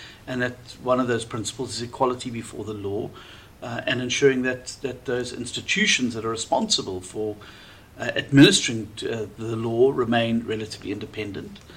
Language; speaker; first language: English; native; English